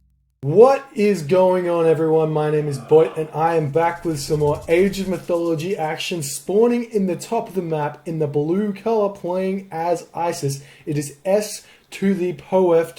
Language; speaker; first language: English; native; English